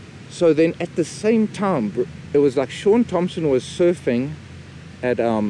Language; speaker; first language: English; native; English